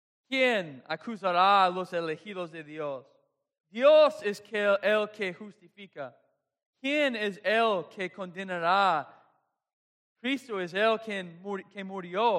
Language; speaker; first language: Spanish; non-native, fluent; English